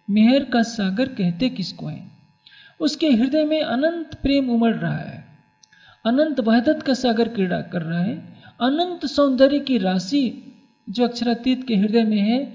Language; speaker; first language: Hindi; native; Hindi